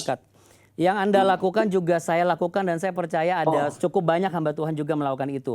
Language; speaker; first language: Indonesian; native; Indonesian